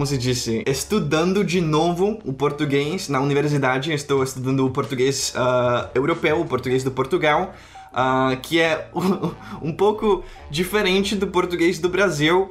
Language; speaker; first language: Portuguese; non-native, fluent; Czech